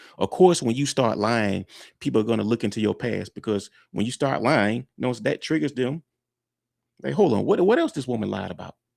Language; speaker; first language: English; native; English